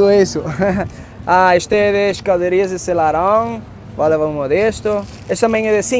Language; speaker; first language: Portuguese; non-native, learner; Spanish